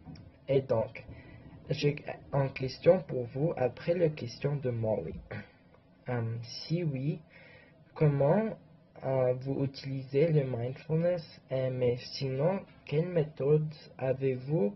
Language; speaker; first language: French; non-native, learner; English